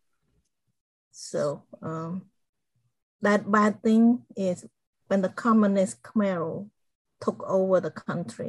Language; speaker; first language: English; non-native, fluent; Khmer